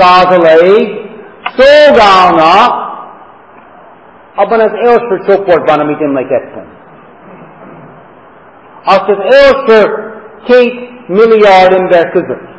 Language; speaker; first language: Hungarian; non-native, fluent; English